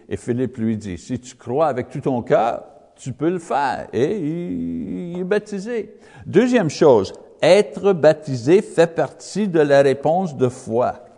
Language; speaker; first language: French; non-native, learner; English